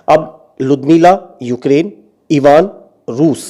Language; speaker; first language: Hindi; native; Hindi